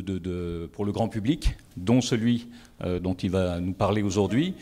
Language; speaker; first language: French; native; French